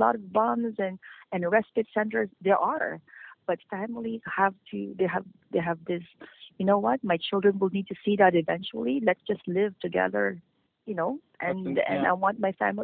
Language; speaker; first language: English; non-native, local second language; Filipino